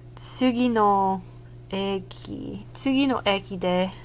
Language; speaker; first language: Japanese; non-native, learner; English